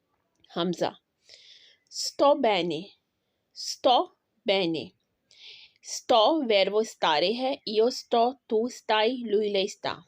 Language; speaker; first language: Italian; non-native, fluent; Urdu